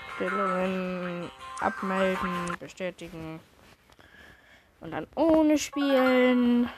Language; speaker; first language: German; native; German